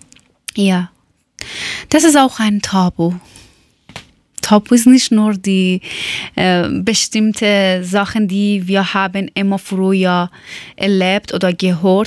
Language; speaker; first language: German; non-native, learner; Persian